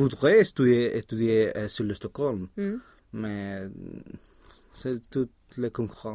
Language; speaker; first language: French; non-native, learner; Spanish